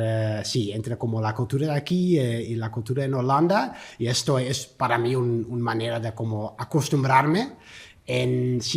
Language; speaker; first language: Spanish; non-native, learner; Dutch